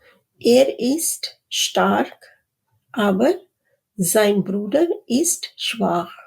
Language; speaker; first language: German; non-native, fluent; Urdu